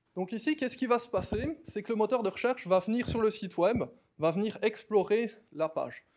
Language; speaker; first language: French; native; French